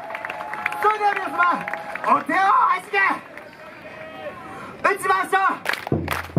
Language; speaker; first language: Japanese; native; Japanese